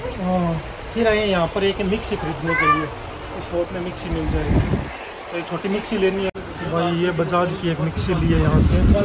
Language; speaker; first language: Hindi; native; Hindi